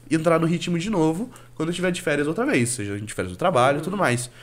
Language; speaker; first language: Portuguese; native; Portuguese